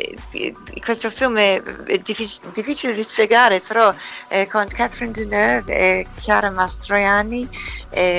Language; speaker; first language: Italian; early bilingual, heritage; English